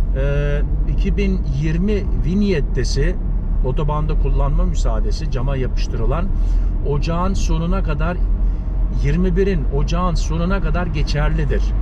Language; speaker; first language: Turkish; early bilingual, heritage; Turkish